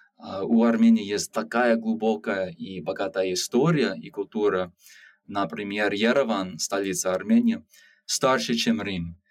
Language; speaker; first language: Russian; non-native, learner; English